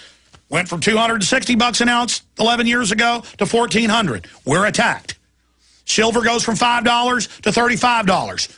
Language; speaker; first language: English; native; English